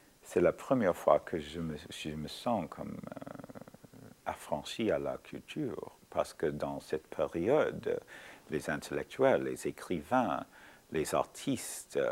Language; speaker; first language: French; non-native, fluent; English